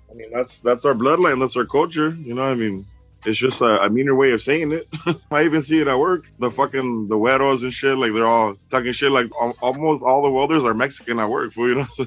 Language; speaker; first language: English; early bilingual, other home language; Spanish